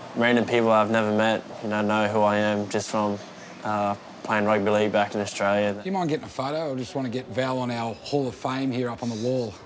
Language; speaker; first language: English; native; English